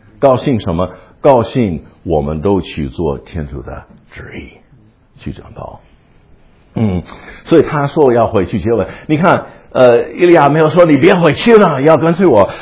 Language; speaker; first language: Chinese; non-native, fluent; English